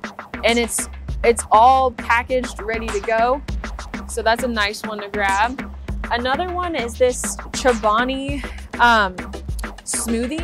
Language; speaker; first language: English; native; English